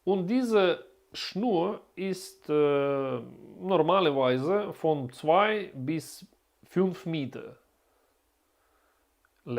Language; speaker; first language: German; non-native, learner; Russian